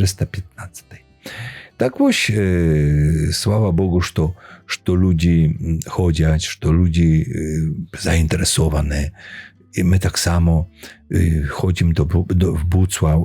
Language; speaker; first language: Polish; non-native, learner; Belarusian